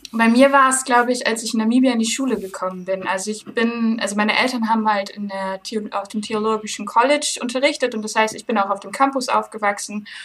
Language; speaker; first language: German; early bilingual, heritage; German